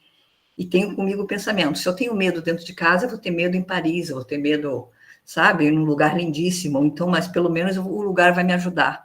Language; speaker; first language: Portuguese; native; Portuguese